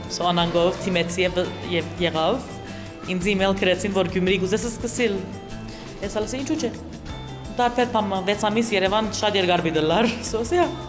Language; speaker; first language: Armenian; early bilingual, heritage; Armenian